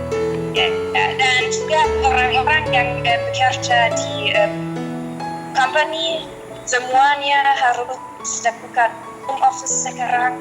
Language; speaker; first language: Indonesian; non-native, fluent; German